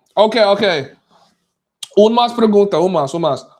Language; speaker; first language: Spanish; non-native, learner; English